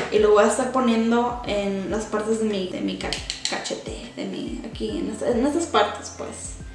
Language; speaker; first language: Spanish; early bilingual, heritage; Spanish